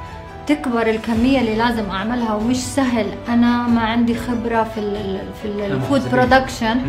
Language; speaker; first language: Arabic; native; Arabic